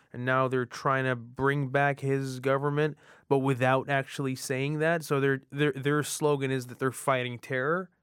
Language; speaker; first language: English; early bilingual, other home language; Arabic